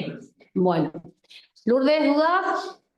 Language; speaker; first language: Spanish; native; Spanish